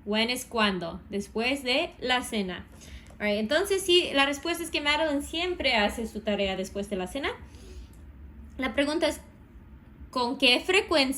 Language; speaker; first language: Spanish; non-native, fluent; English